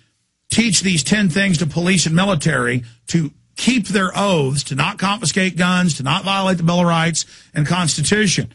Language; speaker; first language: English; native; English